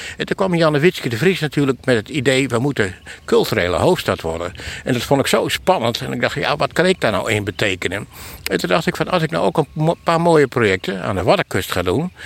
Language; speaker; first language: Dutch; native; Dutch